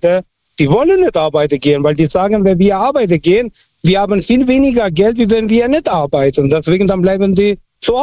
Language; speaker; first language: German; non-native, fluent; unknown